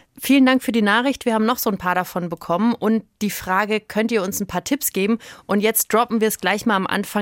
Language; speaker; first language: German; native; German